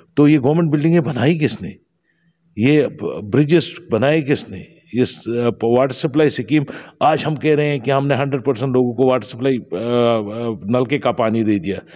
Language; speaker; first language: Hindi; non-native, local second language; Shina